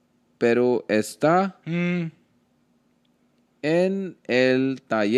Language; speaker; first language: Spanish; non-native, learner; Hindi